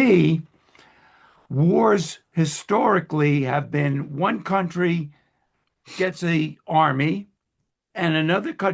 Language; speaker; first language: English; native; English